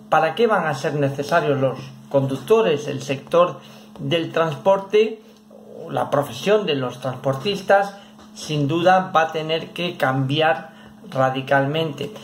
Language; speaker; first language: Spanish; native; Spanish